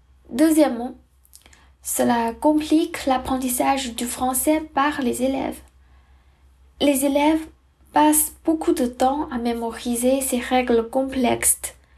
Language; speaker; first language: French; non-native, fluent; Chinese